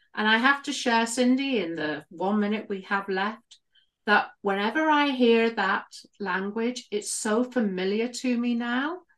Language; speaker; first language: English; native; English